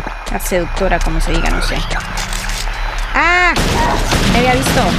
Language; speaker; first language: Spanish; native; Spanish